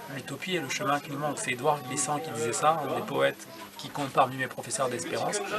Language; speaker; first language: French; non-native, local second language; Duala